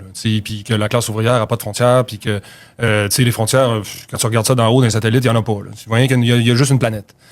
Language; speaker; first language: French; native; French